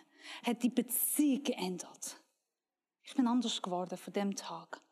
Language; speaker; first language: German; non-native, learner; Persian